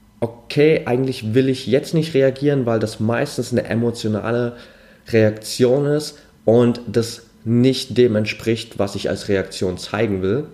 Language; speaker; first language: German; native; German